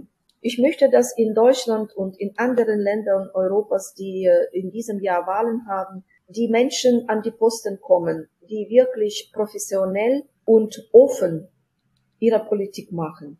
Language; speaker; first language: German; non-native, fluent; Ukrainian